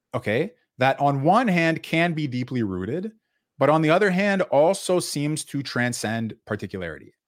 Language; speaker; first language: English; native; English